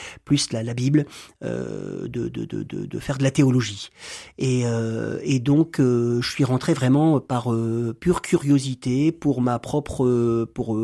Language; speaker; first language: French; native; French